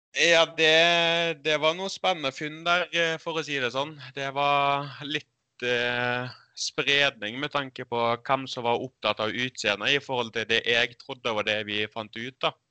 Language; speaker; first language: Norwegian; early bilingual, other home language; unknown